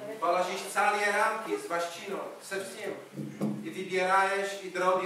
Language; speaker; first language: Russian; non-native, learner; Czech